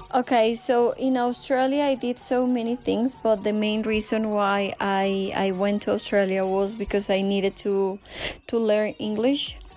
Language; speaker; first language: English; non-native, fluent; Spanish